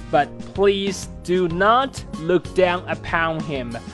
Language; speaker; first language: English; non-native, fluent; Chinese